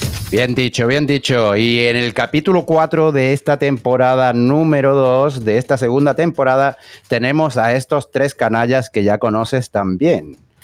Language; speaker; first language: Spanish; native; Spanish